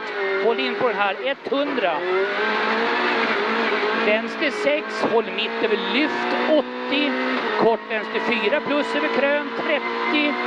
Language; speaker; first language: Swedish; native; Swedish